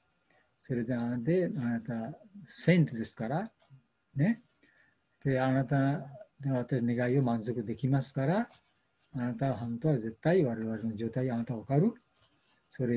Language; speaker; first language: Japanese; non-native, learner; Bangla